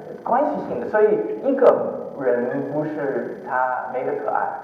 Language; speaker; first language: Chinese; early bilingual, heritage; Chinese